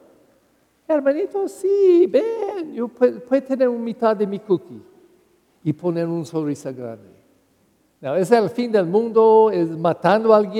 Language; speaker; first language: Spanish; non-native, learner; English